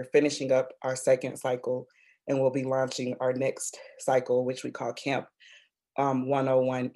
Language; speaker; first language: English; native; English